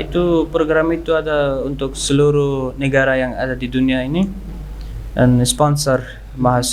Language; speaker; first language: Indonesian; non-native, learner; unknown